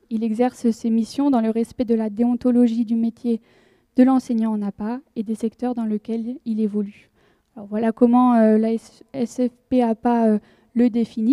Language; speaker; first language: French; native; French